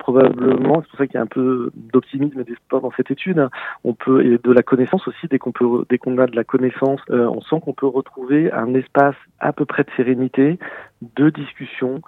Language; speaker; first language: French; native; French